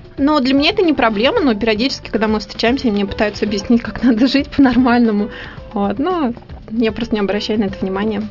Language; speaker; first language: Russian; native; Russian